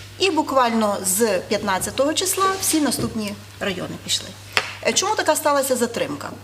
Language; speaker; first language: Ukrainian; native; Ukrainian